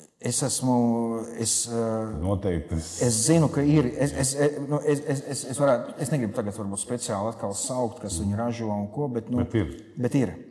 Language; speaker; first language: Latvian; native; Latvian